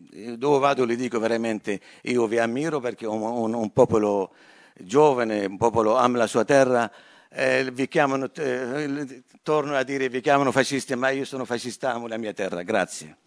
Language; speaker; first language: Italian; non-native, fluent; Arabic